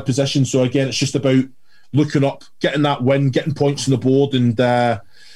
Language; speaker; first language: English; native; English